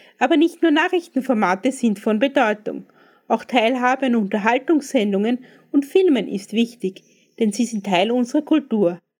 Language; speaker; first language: German; native; German